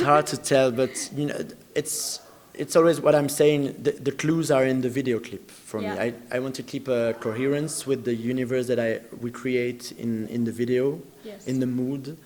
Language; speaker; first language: English; non-native, fluent; French